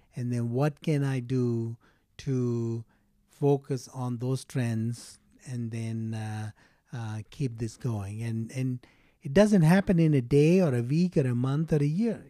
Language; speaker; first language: English; non-native, local second language; Telugu